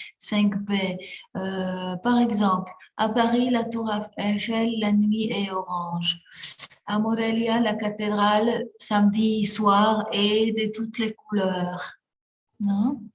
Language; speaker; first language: French; non-native, fluent; Spanish